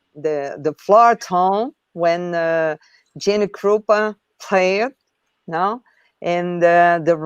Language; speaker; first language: English; non-native, learner; Portuguese